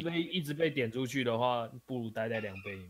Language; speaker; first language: Chinese; native; Chinese